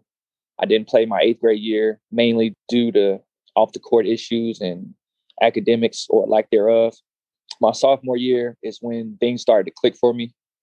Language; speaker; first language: English; native; English